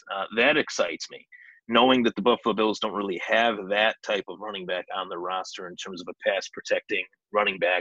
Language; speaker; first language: English; native; English